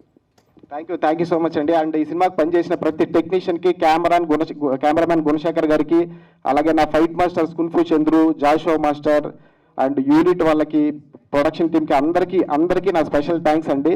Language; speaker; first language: Telugu; native; Telugu